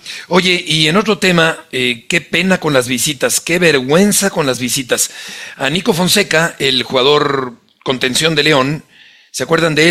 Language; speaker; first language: Spanish; native; Spanish